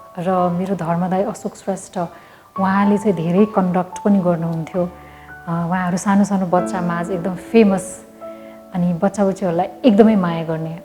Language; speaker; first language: Nepali; native; Nepali